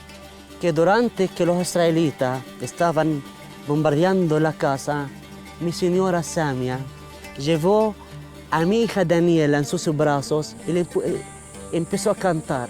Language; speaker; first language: Spanish; non-native, fluent; Arabic